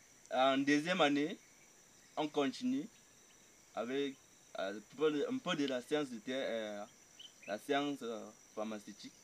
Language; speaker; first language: French; non-native, local second language; English